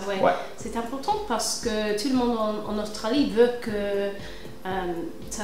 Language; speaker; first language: French; non-native, fluent; English